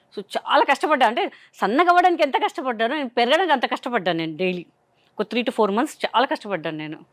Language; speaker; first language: Telugu; non-native, local second language; Hindi